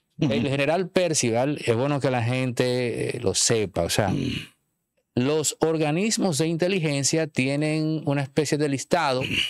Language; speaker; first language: Spanish; native; Spanish